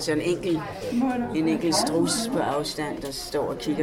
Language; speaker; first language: Danish; native; Danish